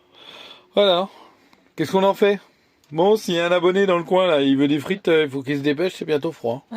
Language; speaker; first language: French; native; French